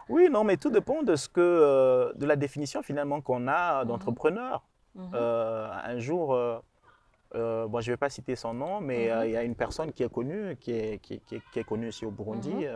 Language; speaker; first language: French; non-native, local second language; Rundi